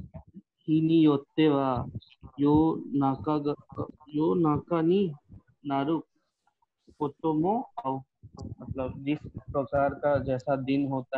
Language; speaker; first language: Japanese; non-native, learner; Hindi